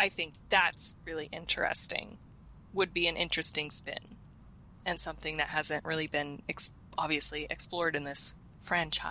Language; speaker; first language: English; native; English